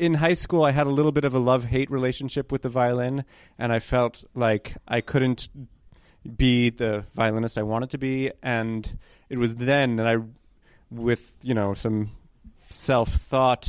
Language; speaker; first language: English; early bilingual, other home language; Hebrew